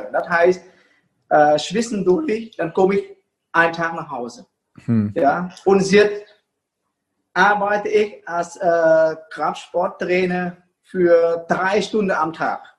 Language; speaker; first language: German; non-native, fluent; Vietnamese